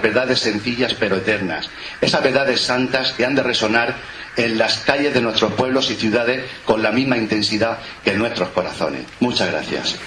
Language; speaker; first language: Spanish; native; Spanish